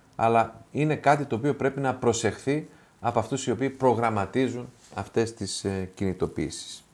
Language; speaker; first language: Greek; native; Greek